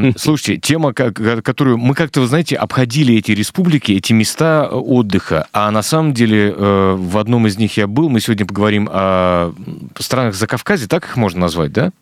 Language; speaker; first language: Russian; native; Russian